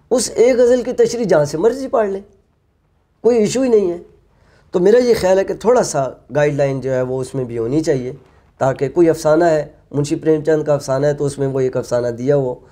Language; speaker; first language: Urdu; non-native, local second language; Punjabi